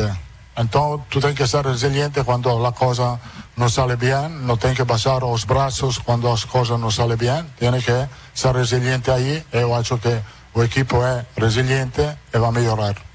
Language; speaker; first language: Portuguese; non-native, fluent; Italian